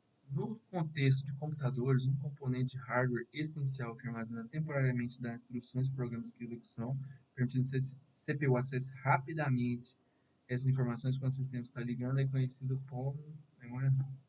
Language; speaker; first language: Portuguese; native; Portuguese